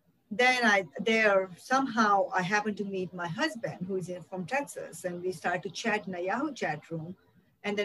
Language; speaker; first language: English; non-native, local second language; Hindi